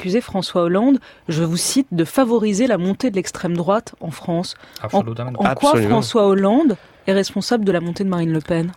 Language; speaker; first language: French; native; French